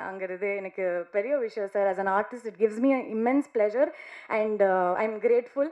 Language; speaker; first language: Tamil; non-native, learner; Kannada